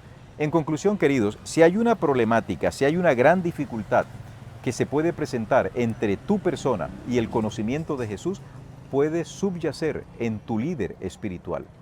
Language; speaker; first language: Spanish; native; Spanish